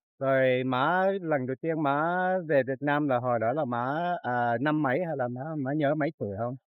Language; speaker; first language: Vietnamese; early bilingual, heritage; Vietnamese